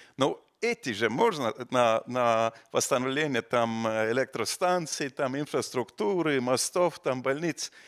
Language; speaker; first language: Russian; non-native, fluent; Estonian